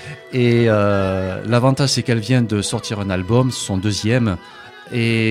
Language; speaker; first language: French; native; French